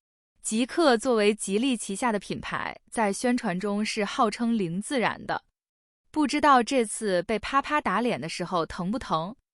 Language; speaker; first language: Chinese; native; Chinese